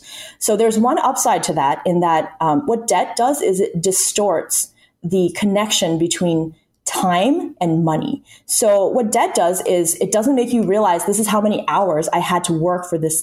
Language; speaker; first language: English; early bilingual, other home language; Chinese